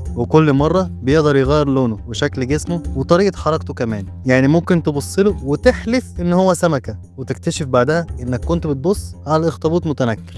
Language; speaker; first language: Arabic; native; Arabic